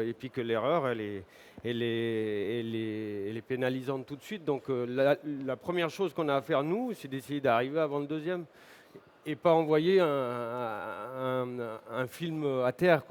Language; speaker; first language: French; native; French